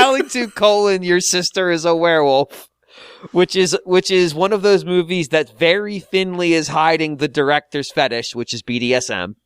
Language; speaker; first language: English; native; English